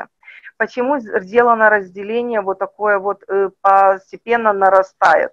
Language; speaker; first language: Russian; native; Russian